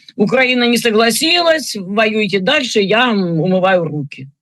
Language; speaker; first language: Russian; native; Russian